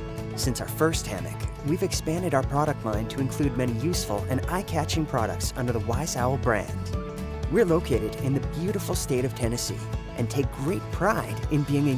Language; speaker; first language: English; native; English